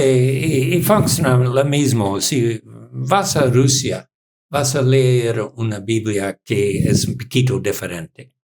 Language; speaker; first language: Spanish; non-native, learner; English